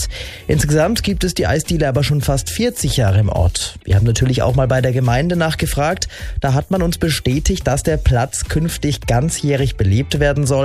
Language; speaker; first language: German; native; German